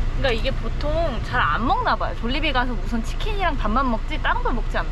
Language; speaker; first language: Korean; native; Korean